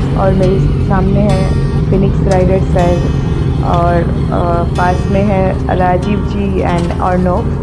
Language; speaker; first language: Hindi; non-native, local second language; Bangla